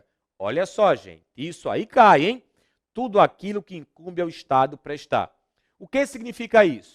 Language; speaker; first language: Portuguese; native; Portuguese